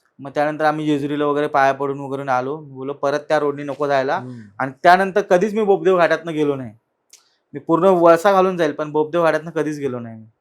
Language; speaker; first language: Marathi; native; Marathi